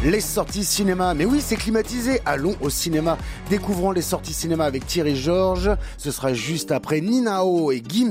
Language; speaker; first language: French; native; French